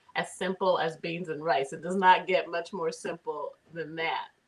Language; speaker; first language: English; native; English